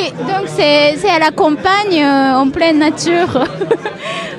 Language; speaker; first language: French; non-native, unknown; Japanese